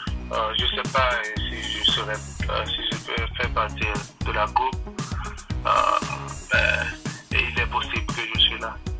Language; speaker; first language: French; non-native, local second language; Haitian Creole